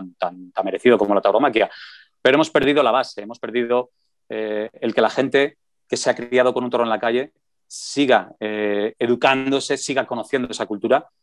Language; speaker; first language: Spanish; native; Spanish